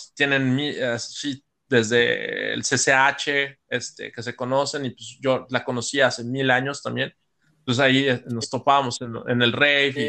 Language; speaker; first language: Spanish; native; Spanish